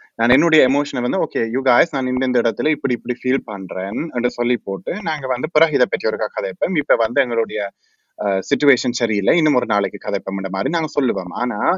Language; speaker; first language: Tamil; early bilingual, heritage; Tamil